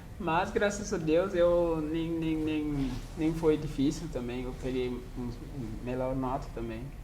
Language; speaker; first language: Portuguese; non-native, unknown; Wolof